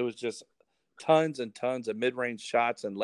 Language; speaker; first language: English; native; English